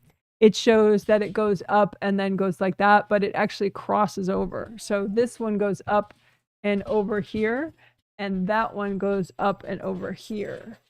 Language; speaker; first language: English; native; English